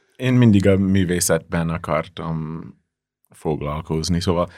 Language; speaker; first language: Hungarian; non-native, learner; English